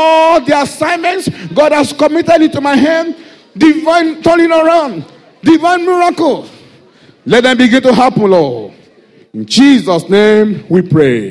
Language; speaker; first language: English; non-native, local second language; Yoruba